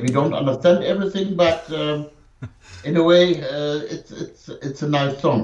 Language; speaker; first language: English; non-native, fluent; German